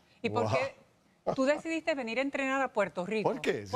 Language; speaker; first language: Spanish; native; Spanish